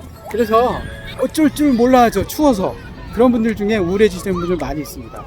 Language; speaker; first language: Korean; native; Korean